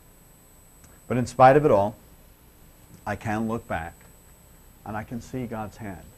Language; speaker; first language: English; native; English